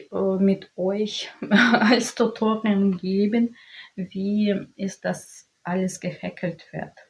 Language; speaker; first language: German; non-native, learner; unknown